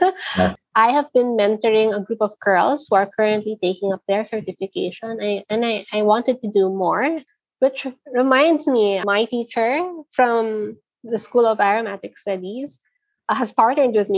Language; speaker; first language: English; non-native, local second language; Filipino